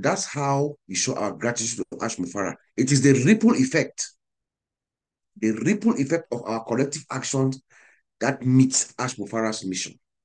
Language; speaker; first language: English; native; English